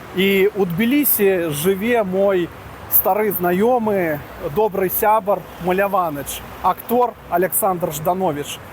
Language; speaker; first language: Belarusian; native; Belarusian